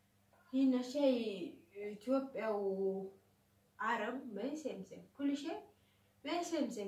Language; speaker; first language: Arabic; non-native, learner; Oromo